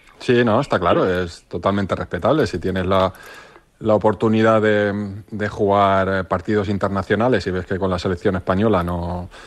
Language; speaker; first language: Spanish; native; Spanish